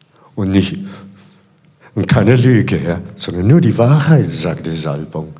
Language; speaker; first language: German; non-native, fluent; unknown